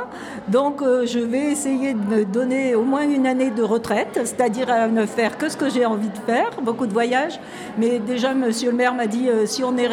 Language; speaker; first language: French; native; French